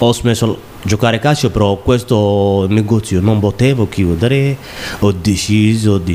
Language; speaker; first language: Italian; non-native, learner; Somali